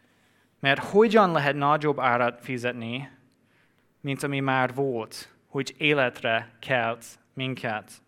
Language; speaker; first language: Hungarian; non-native, fluent; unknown